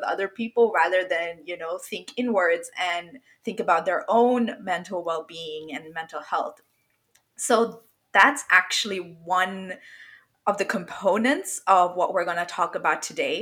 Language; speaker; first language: English; non-native, local second language; Bangla